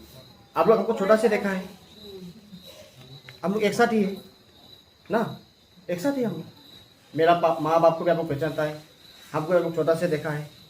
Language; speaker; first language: Hindi; non-native, local second language; Garo